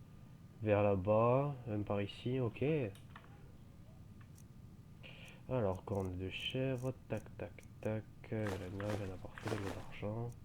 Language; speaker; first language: French; native; French